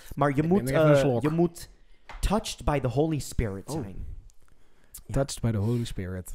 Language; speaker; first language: Dutch; non-native, fluent; English